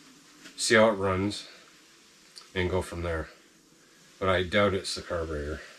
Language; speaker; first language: English; native; English